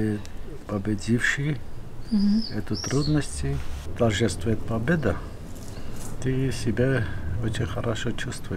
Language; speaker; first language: Russian; non-native, local second language; Armenian